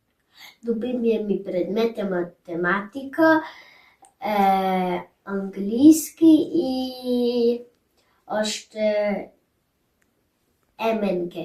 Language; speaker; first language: Bulgarian; early bilingual, heritage; German